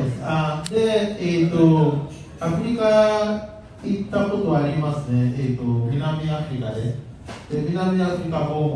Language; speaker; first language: Japanese; non-native, learner; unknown